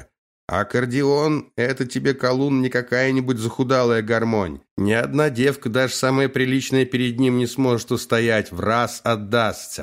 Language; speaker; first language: Russian; native; Russian